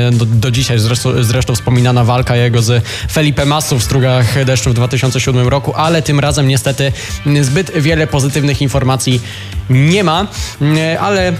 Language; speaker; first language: Polish; native; Polish